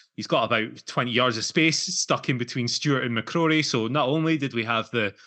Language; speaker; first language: English; native; English